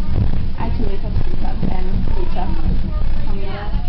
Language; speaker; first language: Spanish; non-native, learner; English